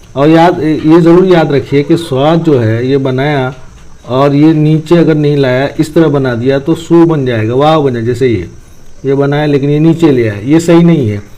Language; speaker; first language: Urdu; native; Urdu